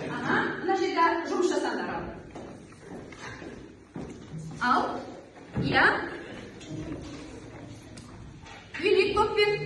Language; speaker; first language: Kazakh; native; Kazakh